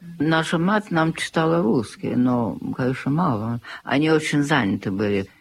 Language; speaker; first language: Russian; early bilingual, heritage; Russian